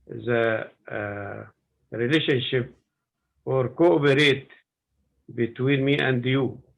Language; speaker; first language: English; non-native, learner; Arabic